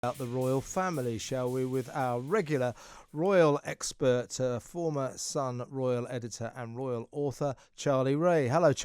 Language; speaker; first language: English; native; English